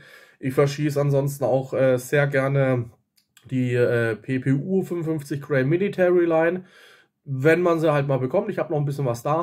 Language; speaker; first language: German; native; German